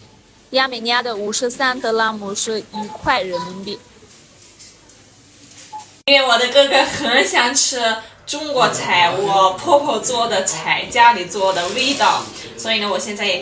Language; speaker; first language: Chinese; non-native, fluent; Armenian